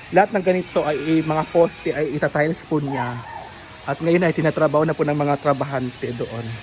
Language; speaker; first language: Filipino; native; Filipino